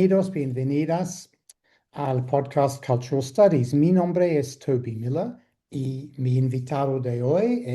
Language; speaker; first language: Spanish; non-native, fluent; English